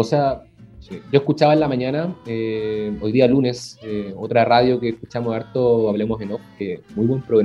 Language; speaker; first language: Spanish; native; Spanish